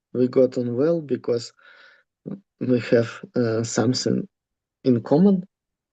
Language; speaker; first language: English; non-native, learner; Russian